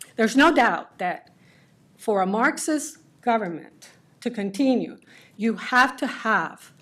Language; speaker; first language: English; early bilingual, other home language; Spanish